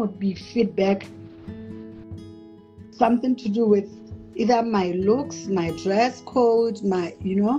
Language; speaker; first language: English; non-native, local second language; Tswana